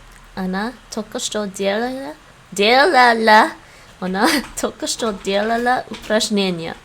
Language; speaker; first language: Russian; non-native, learner; English